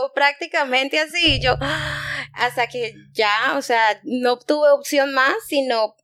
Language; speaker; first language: Spanish; native; Spanish